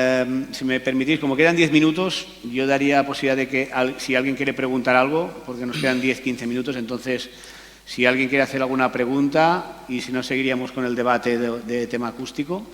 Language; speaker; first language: Spanish; native; Spanish